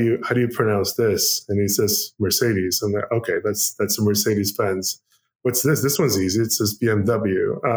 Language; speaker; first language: English; non-native, fluent; Korean